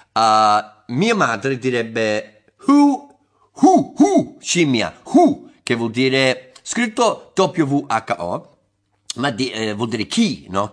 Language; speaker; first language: Italian; non-native, fluent; English